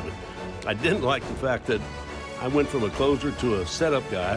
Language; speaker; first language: English; native; English